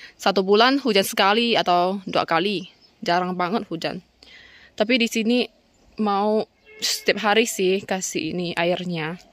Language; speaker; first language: Indonesian; native; Indonesian